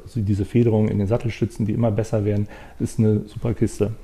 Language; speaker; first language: German; native; German